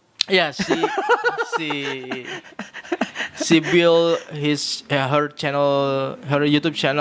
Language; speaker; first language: English; non-native, learner; Indonesian